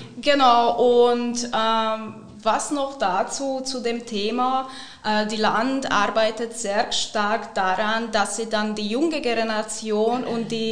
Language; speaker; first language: German; non-native, fluent; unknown